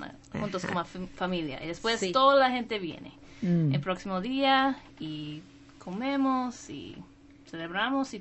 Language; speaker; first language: Spanish; non-native, fluent; English